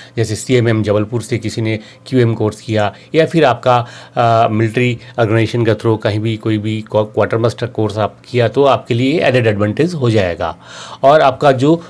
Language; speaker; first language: Hindi; native; Hindi